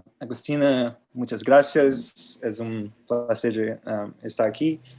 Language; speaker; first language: Spanish; non-native, learner; Portuguese